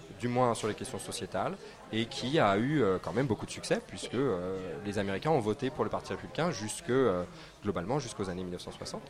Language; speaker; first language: French; native; French